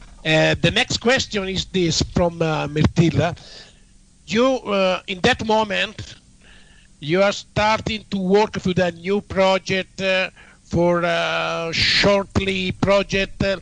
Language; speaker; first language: English; non-native, learner; Italian